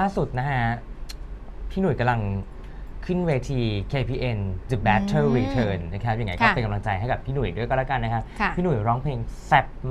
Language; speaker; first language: Thai; native; Thai